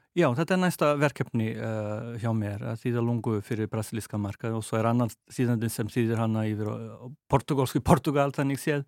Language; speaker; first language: Icelandic; non-native, fluent; Portuguese